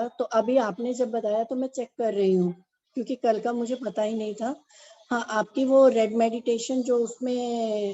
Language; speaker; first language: Hindi; native; Hindi